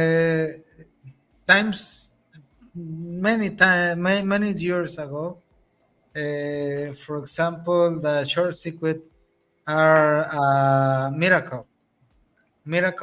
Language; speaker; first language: English; non-native, learner; Spanish